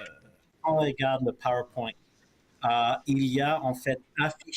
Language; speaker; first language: French; early bilingual, heritage; English